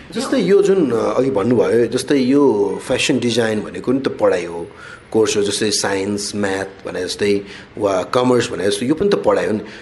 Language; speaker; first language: Nepali; native; Nepali